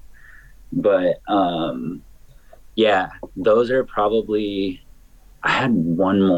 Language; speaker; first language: English; native; English